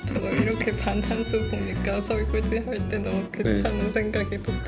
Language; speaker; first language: Korean; non-native, learner; Cantonese